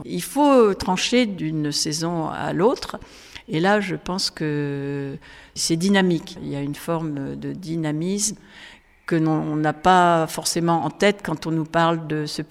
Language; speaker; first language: French; native; French